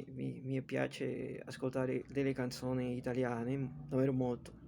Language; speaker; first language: Italian; non-native, learner; Spanish